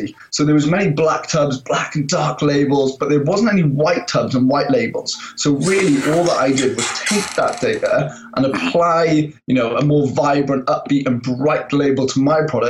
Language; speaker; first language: English; native; English